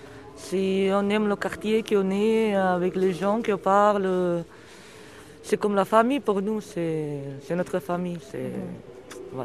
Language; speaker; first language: French; early bilingual, other home language; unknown